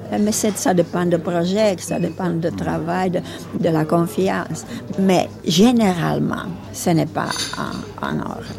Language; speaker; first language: French; non-native, learner; Czech